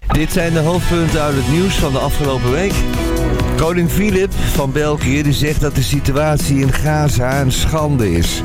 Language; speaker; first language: Dutch; native; Dutch